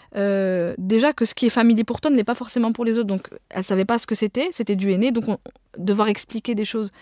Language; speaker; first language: French; early bilingual, other home language; Arabic